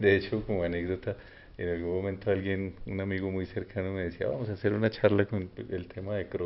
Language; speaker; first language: Spanish; native; Spanish